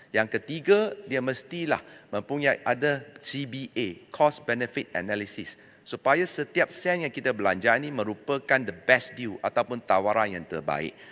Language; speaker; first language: Malay; non-native, local second language; Chinese